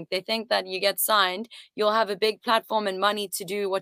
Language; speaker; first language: English; early bilingual, other home language; French